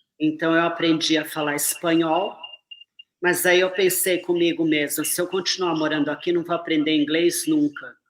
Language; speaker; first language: Portuguese; native; Portuguese